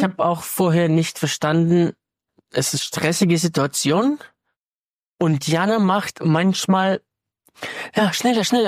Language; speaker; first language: German; non-native, fluent; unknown